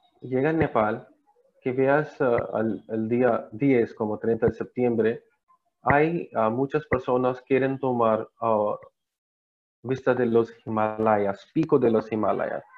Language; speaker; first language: Spanish; non-native, learner; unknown